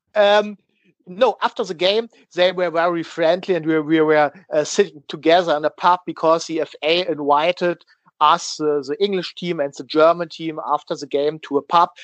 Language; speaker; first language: English; non-native, learner; German